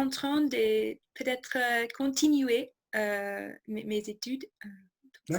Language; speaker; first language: French; non-native, fluent; English